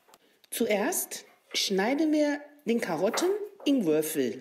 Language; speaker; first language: German; non-native, learner; Chinese